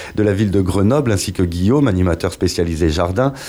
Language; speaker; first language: French; native; French